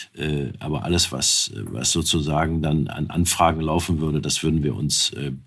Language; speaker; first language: German; native; German